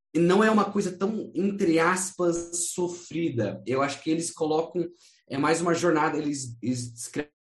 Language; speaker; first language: Portuguese; non-native, fluent; English